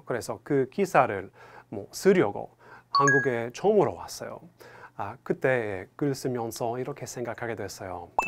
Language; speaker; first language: Korean; non-native, fluent; English